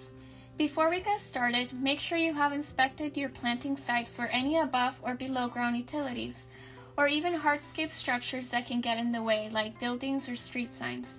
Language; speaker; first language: English; native; English